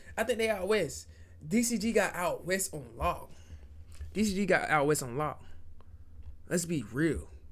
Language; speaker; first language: English; native; English